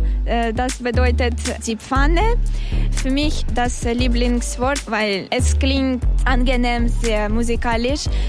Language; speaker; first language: German; non-native, learner; Russian